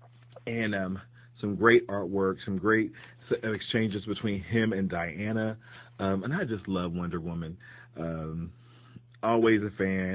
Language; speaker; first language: English; native; English